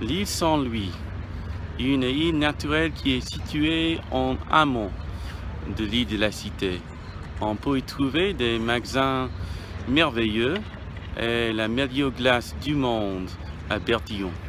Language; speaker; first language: French; non-native, learner; English